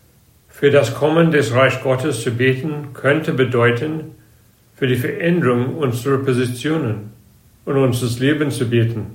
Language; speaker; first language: German; non-native, fluent; English